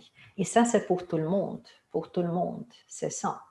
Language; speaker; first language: French; non-native, fluent; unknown